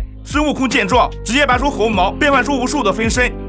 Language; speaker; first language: Chinese; native; Chinese